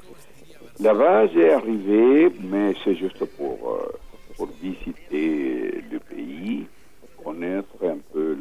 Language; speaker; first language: French; non-native, fluent; Spanish